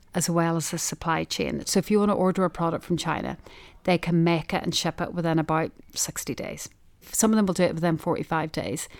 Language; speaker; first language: English; native; English